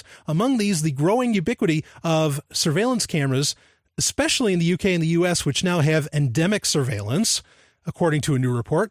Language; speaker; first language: English; native; English